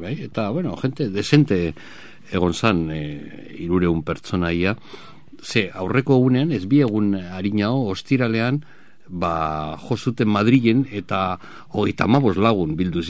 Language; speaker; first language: Basque; native; Basque